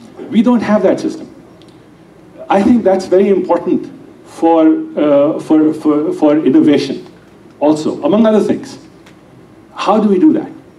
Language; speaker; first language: English; non-native, local second language; Urdu